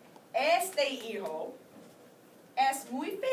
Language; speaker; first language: Spanish; non-native, fluent; English